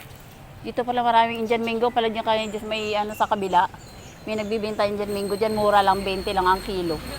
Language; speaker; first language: Filipino; native; Filipino